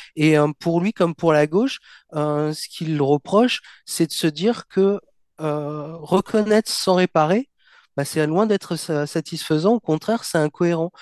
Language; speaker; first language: French; native; French